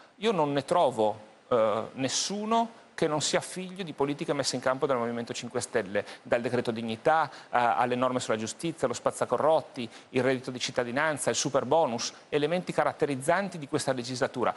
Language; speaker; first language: Italian; native; Italian